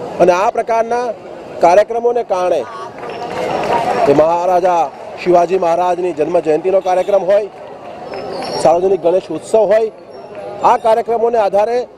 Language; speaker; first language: Gujarati; native; Gujarati